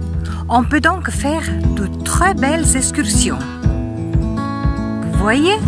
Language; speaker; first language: French; non-native, fluent; Italian